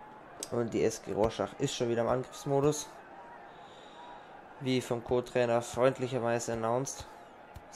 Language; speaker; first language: German; native; German